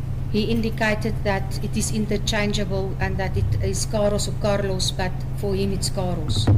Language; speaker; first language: English; non-native, local second language; Afrikaans